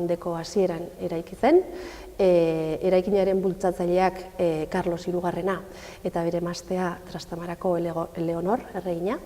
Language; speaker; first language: Basque; non-native, local second language; Spanish